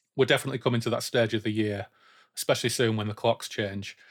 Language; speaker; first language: English; native; English